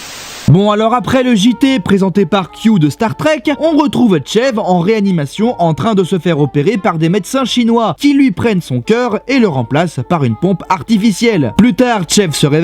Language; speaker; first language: French; native; French